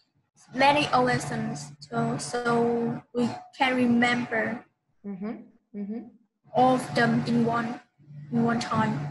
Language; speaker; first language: English; non-native, learner; Vietnamese